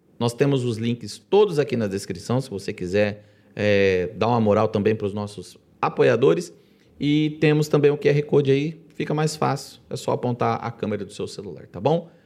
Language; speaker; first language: Portuguese; native; Portuguese